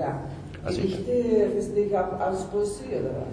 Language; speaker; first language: German; non-native, learner; Spanish